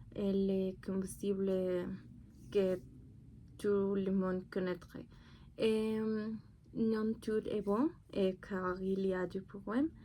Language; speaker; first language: French; non-native, learner; Spanish